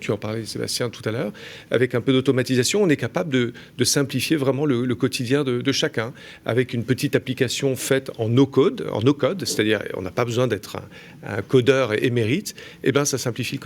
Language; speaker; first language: French; native; French